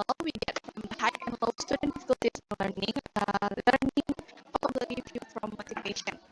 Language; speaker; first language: English; non-native, learner; Indonesian